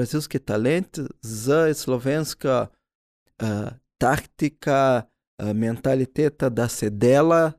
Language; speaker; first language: Slovenian; early bilingual, other home language; Portuguese